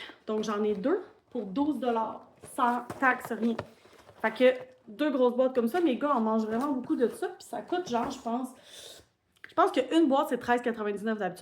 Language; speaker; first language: French; native; French